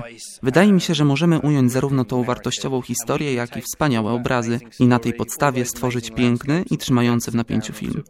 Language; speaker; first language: Polish; native; Polish